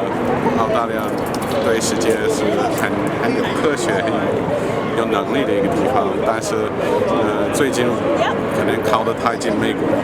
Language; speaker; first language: Chinese; non-native, fluent; English